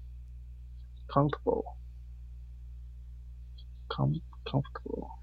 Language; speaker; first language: English; non-native, learner; Chinese